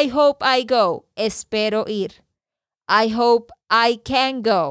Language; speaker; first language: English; non-native, fluent; Spanish